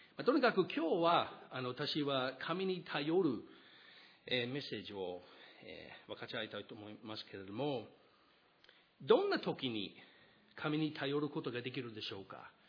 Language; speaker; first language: Japanese; non-native, fluent; English